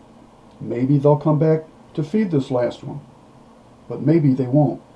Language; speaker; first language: English; native; English